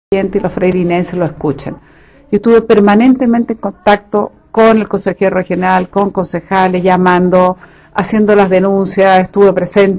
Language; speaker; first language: Spanish; native; Spanish